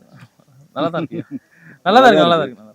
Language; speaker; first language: Tamil; native; Tamil